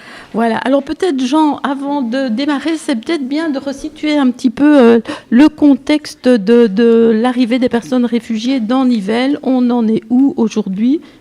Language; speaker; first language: French; native; French